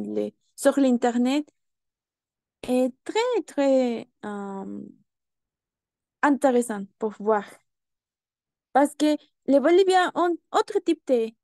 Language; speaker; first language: French; non-native, learner; Spanish